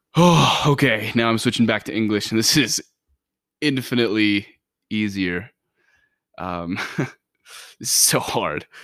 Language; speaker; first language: English; native; English